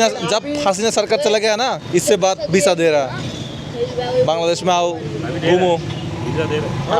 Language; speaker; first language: Hindi; non-native, learner; Bangla